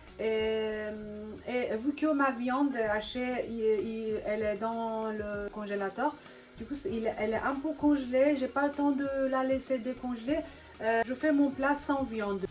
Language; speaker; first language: French; non-native, fluent; Persian